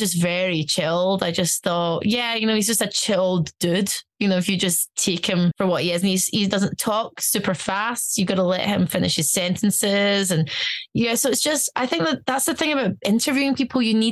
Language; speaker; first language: English; native; English